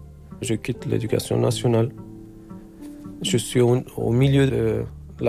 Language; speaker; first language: French; non-native, fluent; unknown